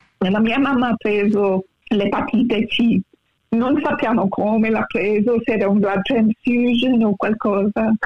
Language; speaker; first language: Italian; early bilingual, heritage; Italian